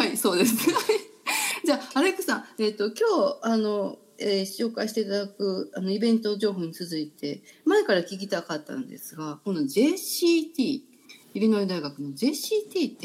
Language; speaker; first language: Japanese; native; Japanese